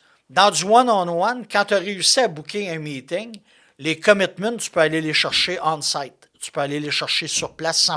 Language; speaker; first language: French; native; French